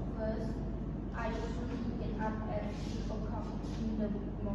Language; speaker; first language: English; non-native, learner; Lao